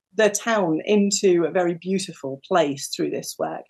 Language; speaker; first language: English; native; English